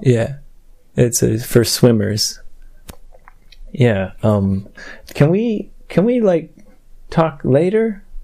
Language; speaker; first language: English; native; English